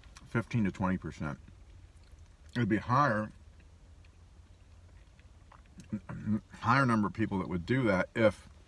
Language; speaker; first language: English; native; English